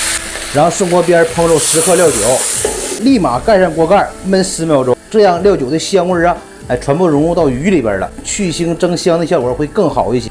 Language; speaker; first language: Chinese; native; Chinese